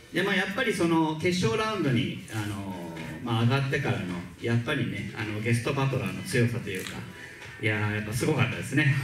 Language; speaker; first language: Japanese; native; Japanese